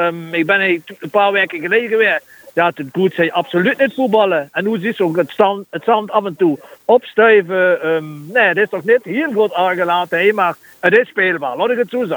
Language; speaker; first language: Dutch; native; Dutch